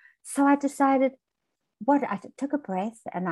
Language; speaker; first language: English; native; English